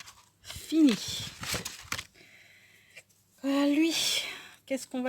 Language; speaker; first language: French; native; French